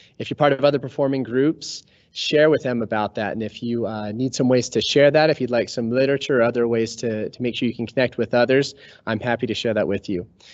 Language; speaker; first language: English; native; English